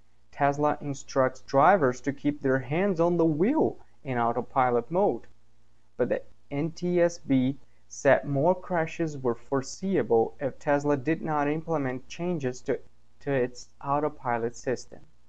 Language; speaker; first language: English; non-native, fluent; Portuguese